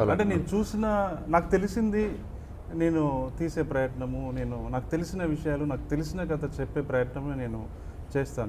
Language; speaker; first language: Telugu; native; Telugu